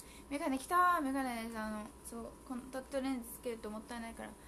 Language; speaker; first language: Japanese; early bilingual, heritage; Japanese